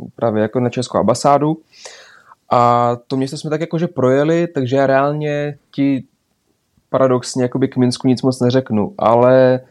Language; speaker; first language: Czech; early bilingual, other home language; Belarusian